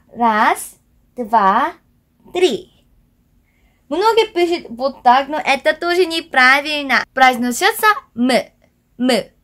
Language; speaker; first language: Russian; non-native, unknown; Korean